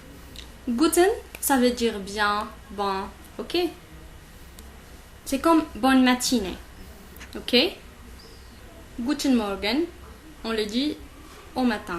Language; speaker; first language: French; non-native, local second language; Arabic